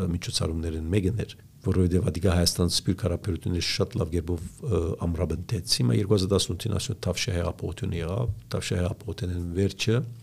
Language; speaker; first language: Armenian; early bilingual, heritage; Armenian